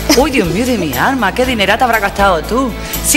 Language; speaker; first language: Spanish; native; Spanish